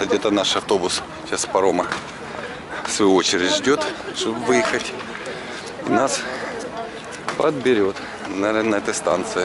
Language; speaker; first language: Russian; native; Russian